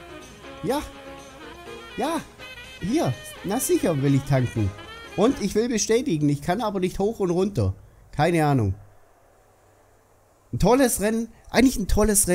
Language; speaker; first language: German; native; German